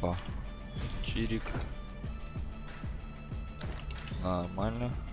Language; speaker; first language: Russian; native; Russian